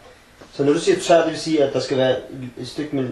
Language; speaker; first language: Danish; native; Danish